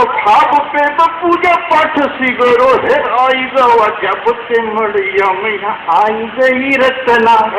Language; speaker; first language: Hindi; native; Hindi